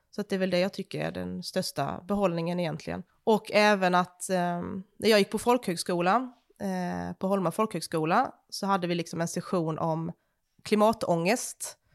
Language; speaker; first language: Swedish; native; Swedish